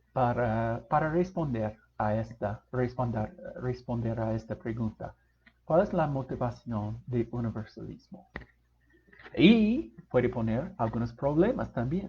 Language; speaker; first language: Spanish; non-native, fluent; English